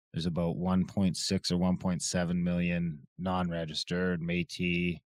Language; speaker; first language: English; native; English